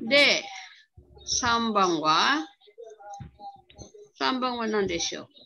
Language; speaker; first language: Japanese; non-native, fluent; Filipino